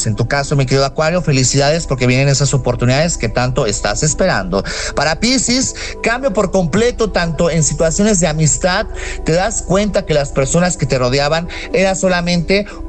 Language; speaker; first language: Spanish; native; Spanish